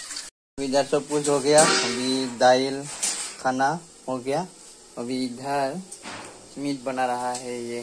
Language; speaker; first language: Hindi; non-native, local second language; Bodo